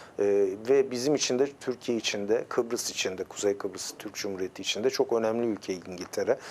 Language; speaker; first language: Turkish; native; Turkish